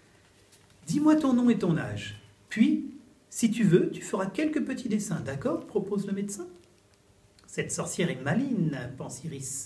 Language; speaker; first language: French; native; French